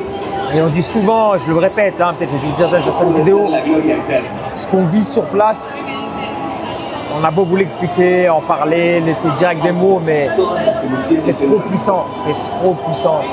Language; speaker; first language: French; native; French